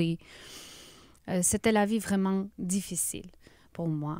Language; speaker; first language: French; non-native, learner; Ukrainian